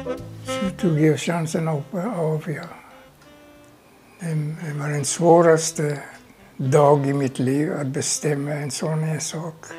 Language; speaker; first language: Swedish; non-native, fluent; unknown